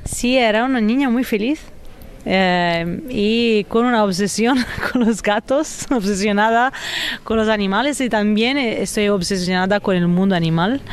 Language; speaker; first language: Spanish; non-native, fluent; Italian